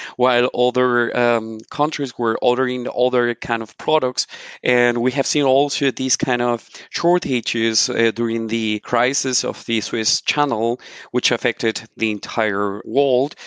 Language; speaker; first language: English; non-native, fluent; Spanish